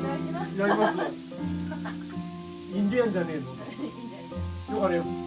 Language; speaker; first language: Japanese; native; Japanese